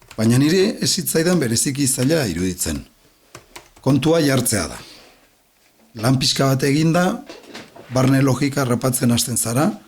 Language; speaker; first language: Basque; non-native, local second language; Spanish